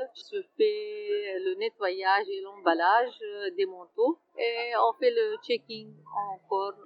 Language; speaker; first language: French; non-native, fluent; Arabic